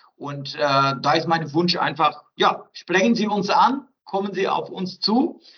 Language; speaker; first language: German; non-native, fluent; Portuguese